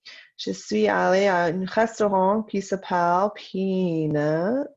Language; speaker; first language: French; non-native, fluent; English